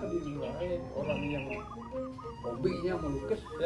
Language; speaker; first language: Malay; non-native, local second language; Balinese